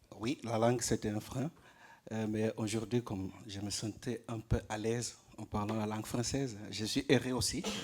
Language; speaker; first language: French; non-native, learner; Portuguese